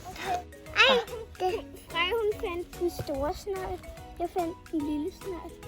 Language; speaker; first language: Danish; non-native, fluent; Thai